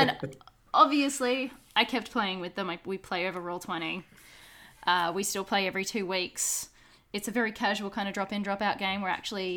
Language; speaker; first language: English; native; English